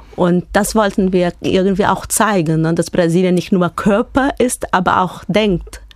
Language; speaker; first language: German; non-native, fluent; Portuguese